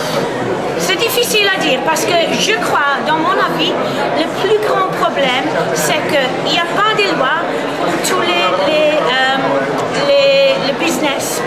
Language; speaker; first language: French; non-native, fluent; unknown